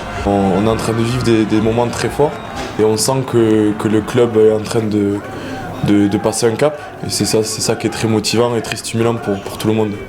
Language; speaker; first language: French; native; French